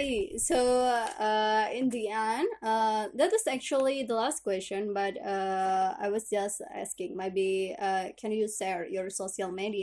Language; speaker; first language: English; non-native, learner; Indonesian